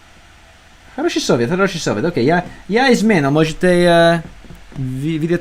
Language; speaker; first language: Russian; non-native, learner; English